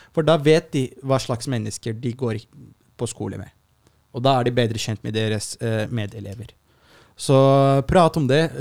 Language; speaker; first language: Norwegian; non-native, fluent; Arabic